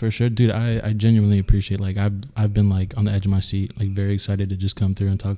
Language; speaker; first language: English; native; English